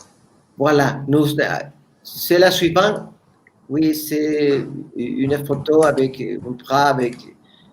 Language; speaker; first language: French; non-native, learner; Spanish